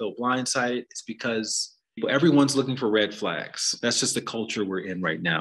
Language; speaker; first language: English; native; English